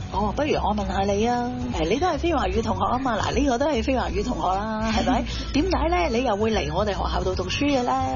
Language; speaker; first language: Chinese; native; Chinese